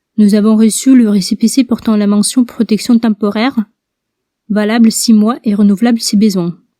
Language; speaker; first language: French; non-native, fluent; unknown